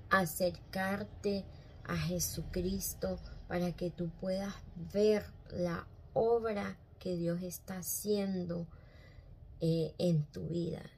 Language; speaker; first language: Spanish; native; Spanish